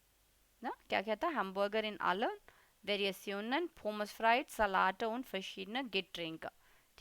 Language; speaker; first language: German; non-native, fluent; Hindi